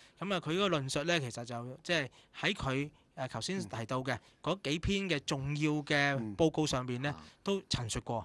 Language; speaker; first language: Cantonese; native; Cantonese